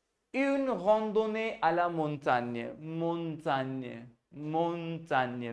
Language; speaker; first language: French; non-native, fluent; Hindi